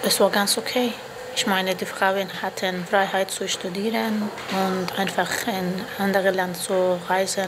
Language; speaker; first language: German; non-native, learner; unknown